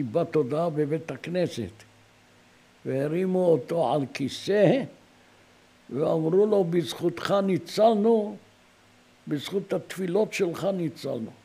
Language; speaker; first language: Hebrew; non-native, fluent; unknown